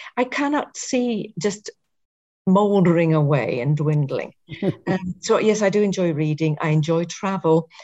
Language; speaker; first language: English; native; English